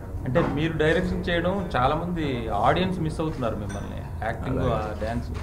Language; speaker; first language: Telugu; native; Telugu